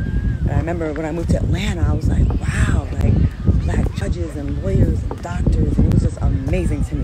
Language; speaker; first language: English; native; English